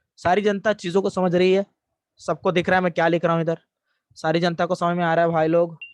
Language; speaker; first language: Hindi; non-native, local second language; Marathi